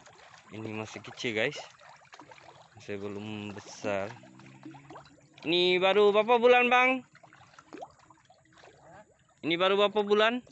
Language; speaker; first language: Indonesian; non-native, fluent; Bangla